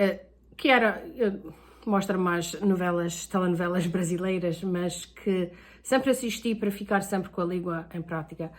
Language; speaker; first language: Portuguese; early bilingual, heritage; Portuguese